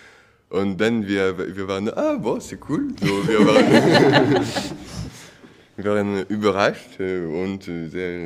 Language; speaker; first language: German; non-native, learner; French